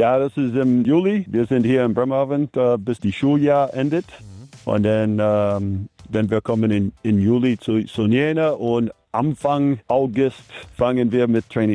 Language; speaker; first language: German; non-native, learner; English